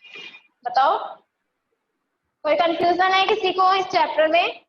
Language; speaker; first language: Hindi; native; Hindi